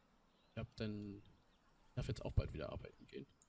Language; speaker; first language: German; native; German